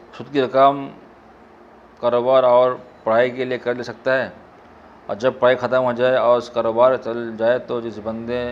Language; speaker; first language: Hindi; non-native, local second language; Bangla